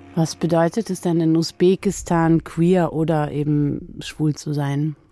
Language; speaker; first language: German; native; German